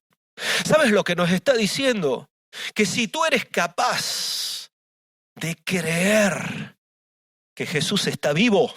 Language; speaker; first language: Spanish; native; Spanish